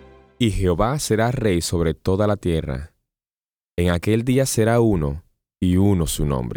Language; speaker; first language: Spanish; native; Spanish